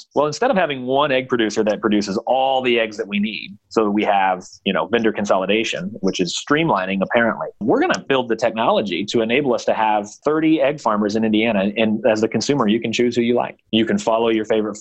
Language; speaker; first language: English; native; English